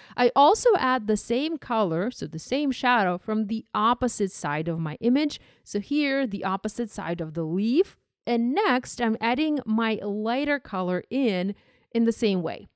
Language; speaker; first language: English; non-native, fluent; Ukrainian